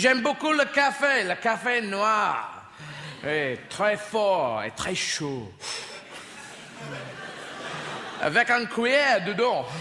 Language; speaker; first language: French; non-native, learner; English